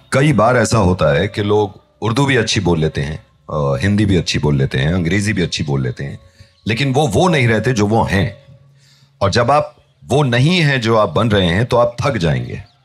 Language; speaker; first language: Hindi; native; Hindi